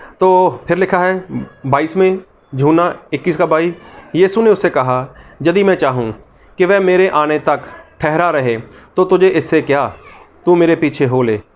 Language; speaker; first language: Hindi; non-native, local second language; Punjabi